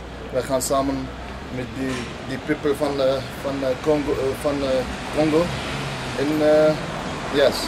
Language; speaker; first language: Dutch; non-native, learner; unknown